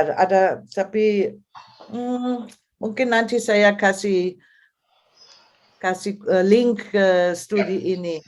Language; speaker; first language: Indonesian; non-native, fluent; German